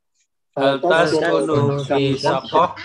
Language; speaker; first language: Arabic; non-native, learner; Indonesian